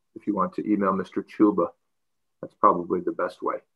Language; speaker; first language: English; native; English